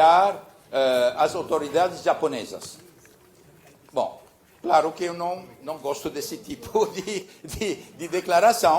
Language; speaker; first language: Portuguese; early bilingual, heritage; Portuguese